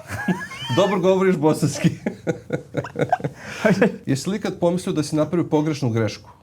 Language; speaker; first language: Bosnian; native; Bosnian